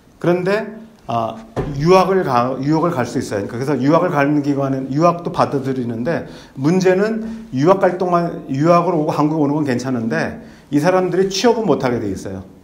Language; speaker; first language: Korean; native; Korean